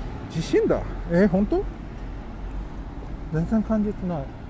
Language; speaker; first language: Japanese; non-native, fluent; Swedish